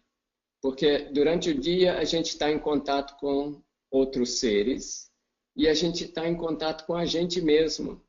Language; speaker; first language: Portuguese; non-native, fluent; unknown